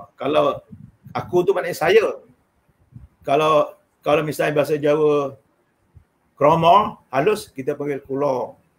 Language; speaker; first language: Malay; non-native, local second language; Javanese